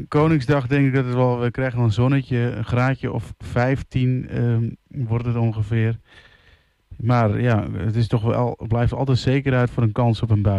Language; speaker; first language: Dutch; native; Dutch